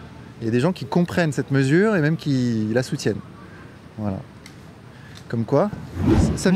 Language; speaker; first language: French; native; French